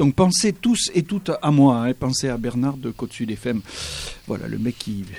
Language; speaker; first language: French; native; French